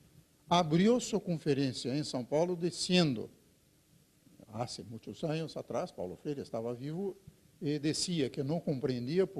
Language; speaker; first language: Spanish; non-native, fluent; Portuguese